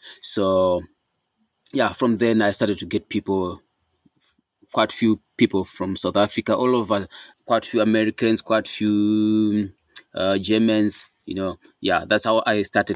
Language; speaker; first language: English; non-native, local second language; Shona